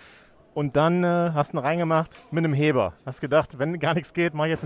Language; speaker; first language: German; native; German